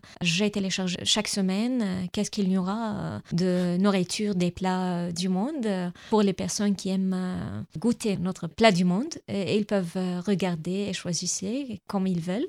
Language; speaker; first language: French; non-native, local second language; Arabic